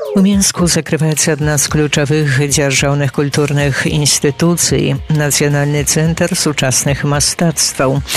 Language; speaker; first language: Belarusian; native; Belarusian